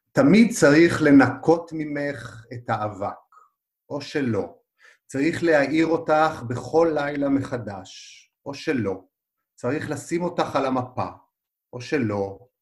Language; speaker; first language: Hebrew; native; Hebrew